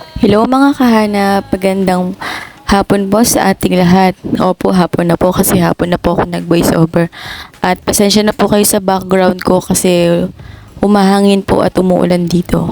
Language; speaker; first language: Filipino; non-native, local second language; Bikol